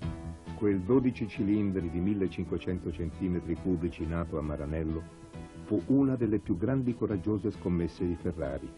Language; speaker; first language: Italian; native; Italian